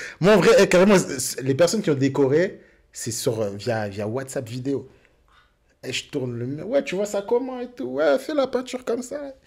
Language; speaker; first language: French; early bilingual, other home language; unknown